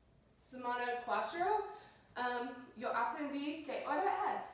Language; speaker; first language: Spanish; non-native, learner; English